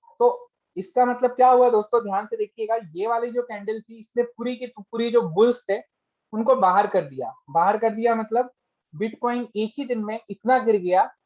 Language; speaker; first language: Hindi; native; Hindi